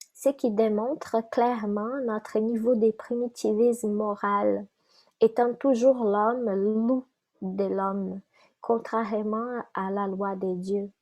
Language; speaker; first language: French; non-native, fluent; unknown